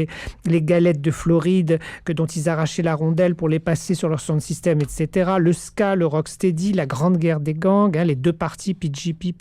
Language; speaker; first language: French; native; French